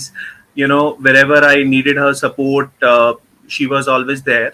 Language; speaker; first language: English; non-native, local second language; Hindi